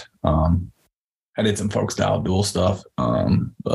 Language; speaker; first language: English; native; English